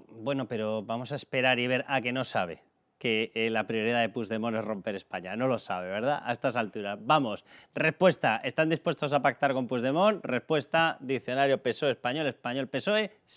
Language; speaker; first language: Spanish; native; Spanish